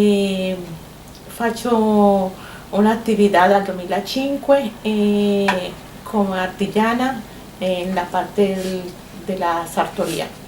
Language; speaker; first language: Italian; non-native, learner; Spanish